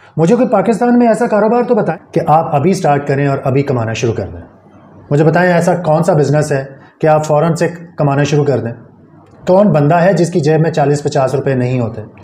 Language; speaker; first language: Urdu; non-native, local second language; Punjabi